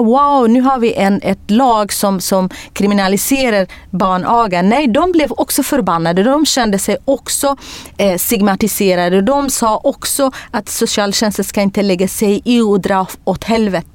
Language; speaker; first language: Swedish; non-native, fluent; Kurdish